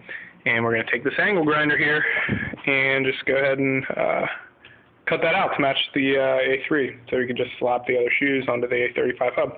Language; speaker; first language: English; native; English